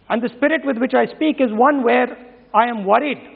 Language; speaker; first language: English; non-native, local second language; Hindi